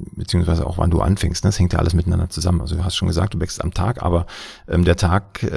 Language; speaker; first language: German; native; German